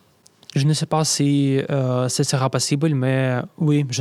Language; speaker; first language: French; non-native, learner; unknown